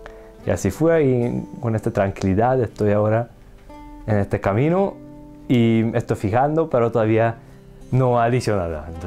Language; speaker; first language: Spanish; non-native, learner; Hungarian